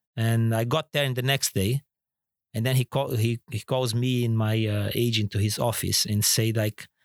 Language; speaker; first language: English; non-native, fluent; Portuguese